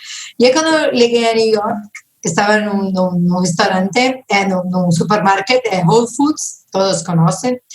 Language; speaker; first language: Spanish; non-native, fluent; Portuguese